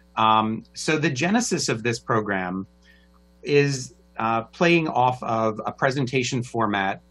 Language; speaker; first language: English; native; English